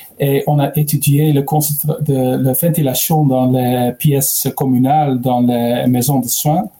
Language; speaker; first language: French; non-native, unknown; Dutch